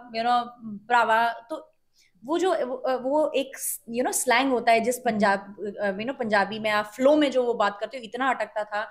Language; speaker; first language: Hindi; native; Hindi